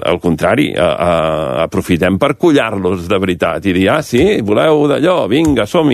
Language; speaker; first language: Catalan; native; Catalan